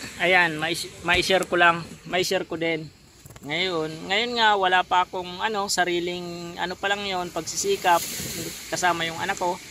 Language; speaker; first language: Filipino; non-native, local second language; Bikol